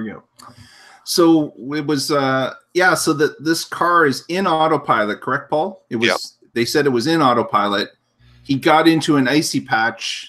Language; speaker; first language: English; native; English